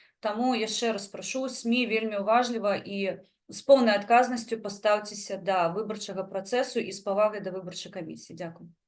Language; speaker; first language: Belarusian; non-native, local second language; Russian